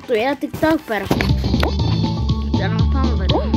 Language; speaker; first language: Spanish; native; Spanish